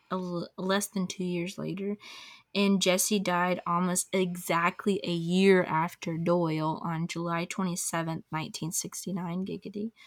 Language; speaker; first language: English; native; English